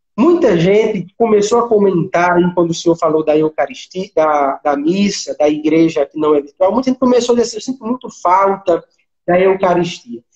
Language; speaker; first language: Portuguese; native; Portuguese